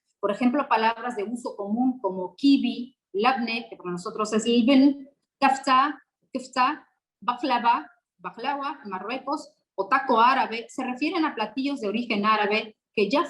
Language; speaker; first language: Spanish; non-native, fluent; Arabic